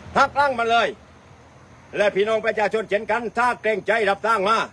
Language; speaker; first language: Thai; native; Thai